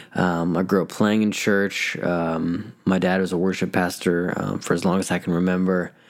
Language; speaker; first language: English; native; English